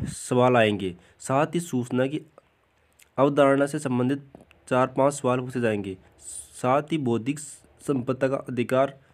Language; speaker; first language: Hindi; native; Hindi